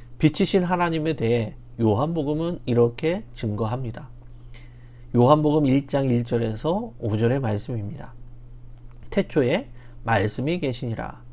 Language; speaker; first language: Korean; native; Korean